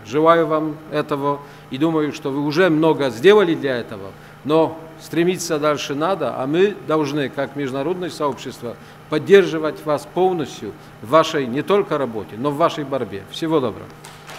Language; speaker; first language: Russian; non-native, fluent; Polish